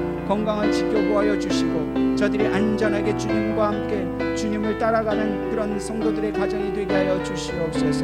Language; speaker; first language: Korean; native; Korean